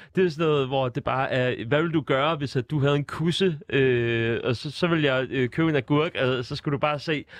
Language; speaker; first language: Danish; native; Danish